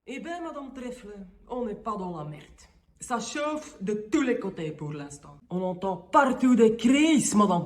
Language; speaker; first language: French; native; French